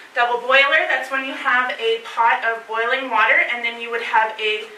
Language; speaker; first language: English; native; English